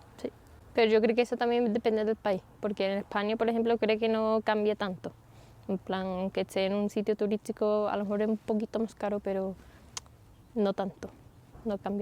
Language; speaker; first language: Spanish; non-native, fluent; English